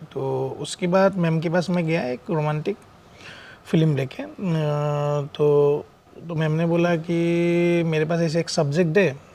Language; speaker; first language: Hindi; non-native, local second language; Assamese